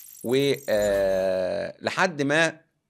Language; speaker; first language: Arabic; native; Arabic